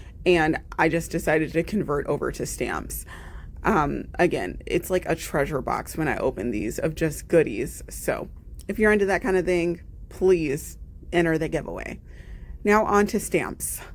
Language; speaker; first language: English; native; English